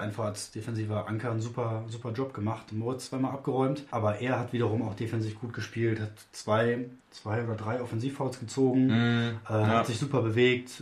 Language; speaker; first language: German; native; German